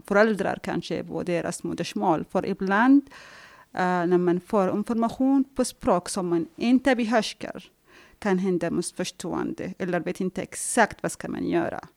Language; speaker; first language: Swedish; non-native, fluent; Arabic